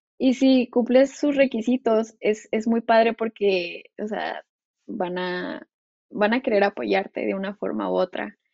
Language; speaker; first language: Spanish; native; Spanish